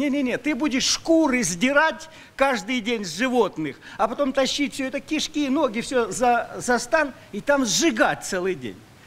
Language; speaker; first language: Russian; native; Russian